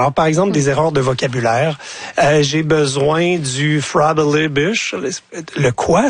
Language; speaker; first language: French; native; French